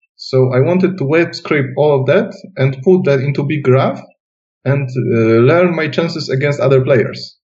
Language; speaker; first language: English; non-native, fluent; Polish